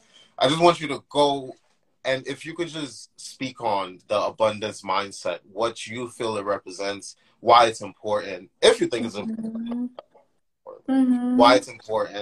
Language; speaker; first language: English; native; English